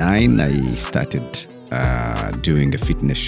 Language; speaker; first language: English; non-native, local second language; Nyankole